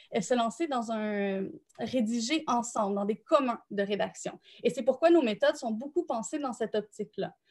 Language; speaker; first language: French; native; French